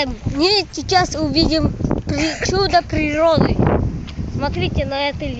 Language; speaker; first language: Russian; non-native, local second language; Kazakh